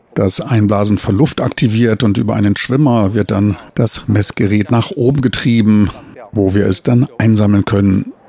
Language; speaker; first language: German; native; German